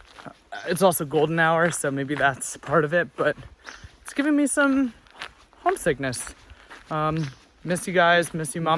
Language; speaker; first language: English; native; English